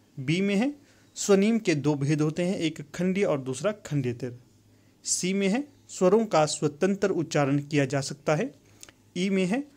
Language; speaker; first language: Hindi; native; Hindi